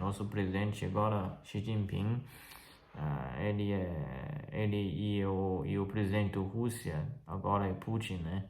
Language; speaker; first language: Portuguese; non-native, fluent; Chinese